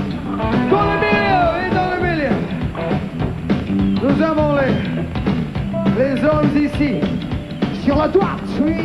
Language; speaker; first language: French; non-native, learner; English